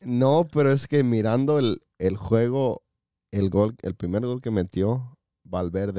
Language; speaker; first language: Spanish; early bilingual, heritage; Spanish